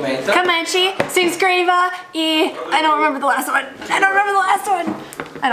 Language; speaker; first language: English; native; English